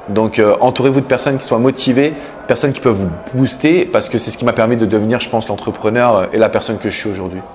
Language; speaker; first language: French; native; French